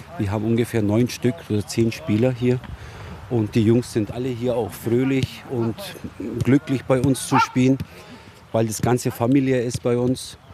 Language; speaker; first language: German; early bilingual, other home language; Turkish